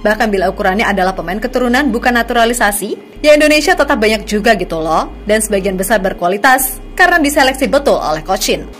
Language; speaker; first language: Indonesian; native; Indonesian